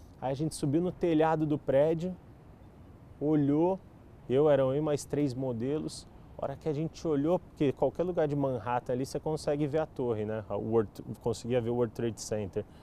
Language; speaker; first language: Portuguese; native; Portuguese